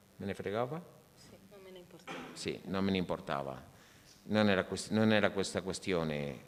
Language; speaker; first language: Italian; non-native, fluent; Spanish